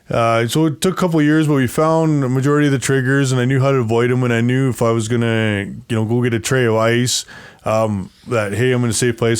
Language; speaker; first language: English; native; English